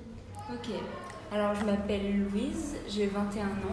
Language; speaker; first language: French; native; French